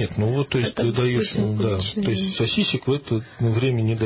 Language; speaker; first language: Russian; native; Russian